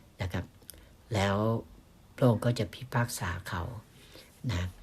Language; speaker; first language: Thai; native; Thai